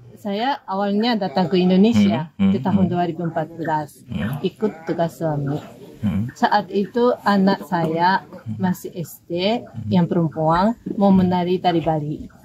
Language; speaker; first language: Indonesian; non-native, fluent; Japanese